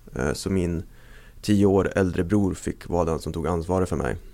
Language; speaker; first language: Swedish; native; Swedish